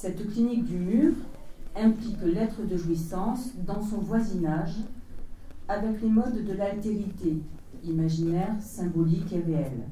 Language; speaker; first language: French; native; French